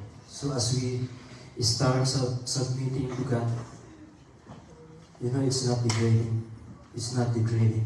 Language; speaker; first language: English; non-native, local second language; Filipino